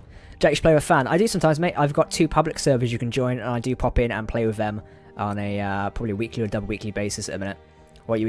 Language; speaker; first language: English; native; English